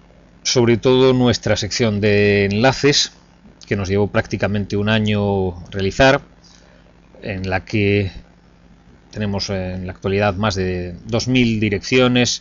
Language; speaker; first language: Spanish; native; Spanish